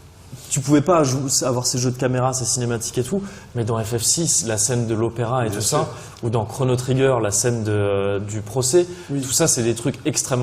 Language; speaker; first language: French; native; French